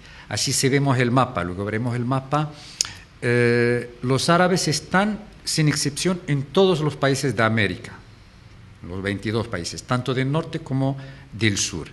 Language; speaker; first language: Spanish; non-native, fluent; Arabic